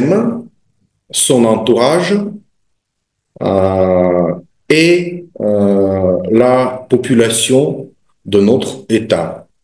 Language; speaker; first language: French; non-native, fluent; Russian